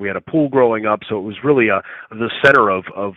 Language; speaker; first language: English; native; English